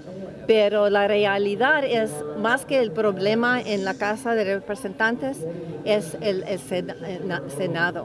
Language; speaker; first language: Spanish; early bilingual, heritage; English